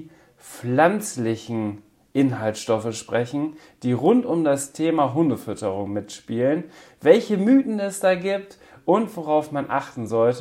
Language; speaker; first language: German; native; German